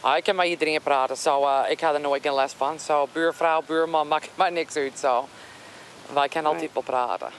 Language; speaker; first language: Dutch; non-native, local second language; Western Frisian